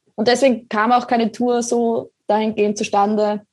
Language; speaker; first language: German; native; German